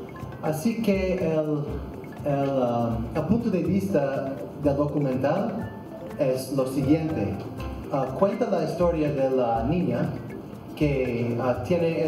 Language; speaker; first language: Spanish; non-native, fluent; English